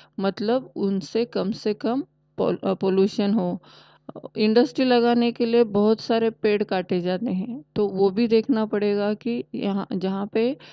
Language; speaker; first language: Hindi; non-native, local second language; Marathi